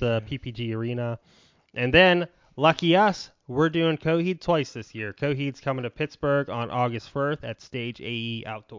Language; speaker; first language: English; native; English